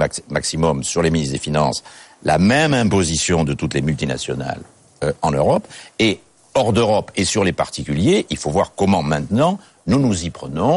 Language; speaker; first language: French; native; French